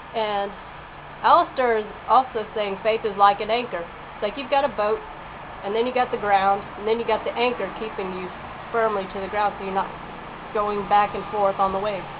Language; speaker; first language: English; native; English